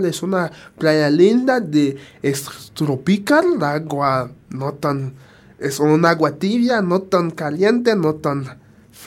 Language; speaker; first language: Spanish; non-native, fluent; Haitian Creole